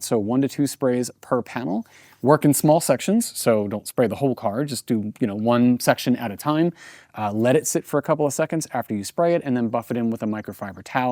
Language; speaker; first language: English; native; English